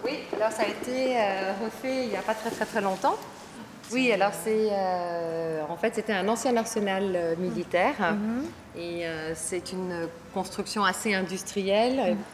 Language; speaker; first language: French; native; French